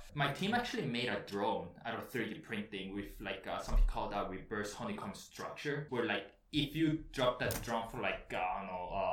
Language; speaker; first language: English; early bilingual, heritage; Spanish